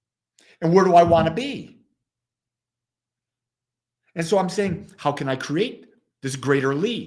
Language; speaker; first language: English; native; English